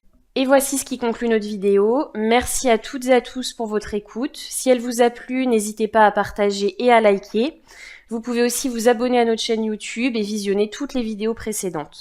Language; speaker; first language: French; native; French